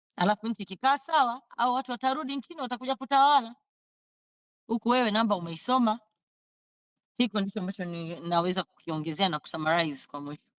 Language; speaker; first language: Swahili; native; Swahili